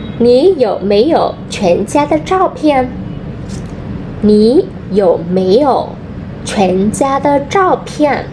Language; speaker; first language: Chinese; non-native, fluent; Vietnamese